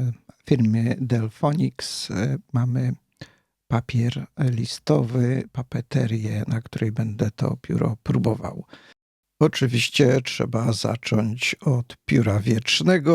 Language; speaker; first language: Polish; native; Polish